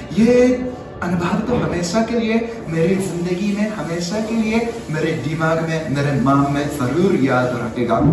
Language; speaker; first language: Hindi; non-native, fluent; Japanese